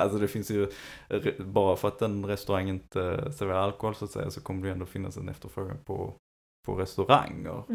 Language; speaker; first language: Swedish; native; Swedish